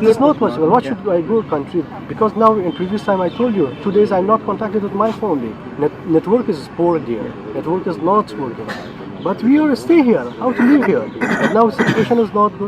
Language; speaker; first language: English; non-native, learner; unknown